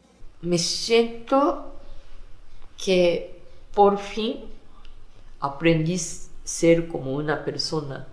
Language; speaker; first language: Spanish; non-native, fluent; Japanese